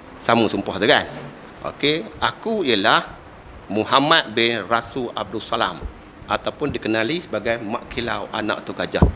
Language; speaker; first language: Malay; native; Malay